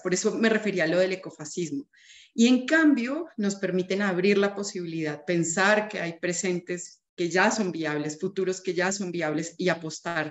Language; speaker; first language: Spanish; native; Spanish